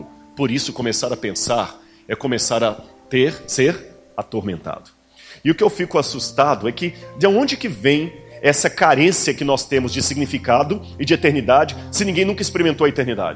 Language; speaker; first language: Portuguese; native; Portuguese